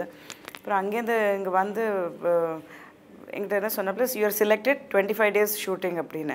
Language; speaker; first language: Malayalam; non-native, local second language; Tamil